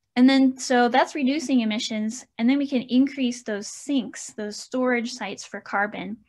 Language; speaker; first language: English; native; English